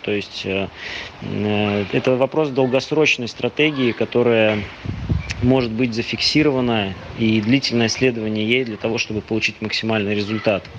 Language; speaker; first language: Russian; native; Russian